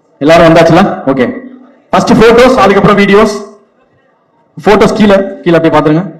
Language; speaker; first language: Tamil; native; Tamil